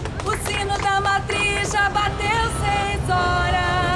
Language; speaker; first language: Portuguese; native; Portuguese